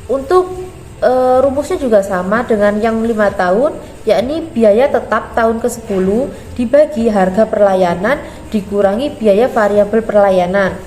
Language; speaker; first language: Indonesian; native; Indonesian